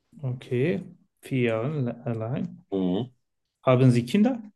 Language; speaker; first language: German; non-native, learner; Turkish